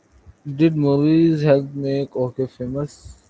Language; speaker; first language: English; non-native, learner; Urdu